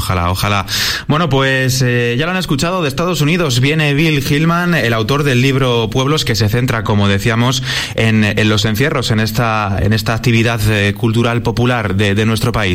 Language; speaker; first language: Spanish; native; Spanish